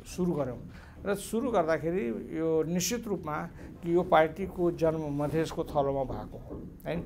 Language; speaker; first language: Nepali; non-native, local second language; Maithili